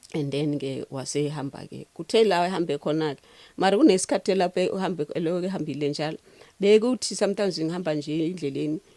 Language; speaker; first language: Zulu; non-native, local second language; Xhosa